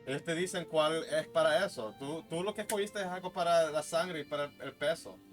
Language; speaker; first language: Spanish; early bilingual, other home language; English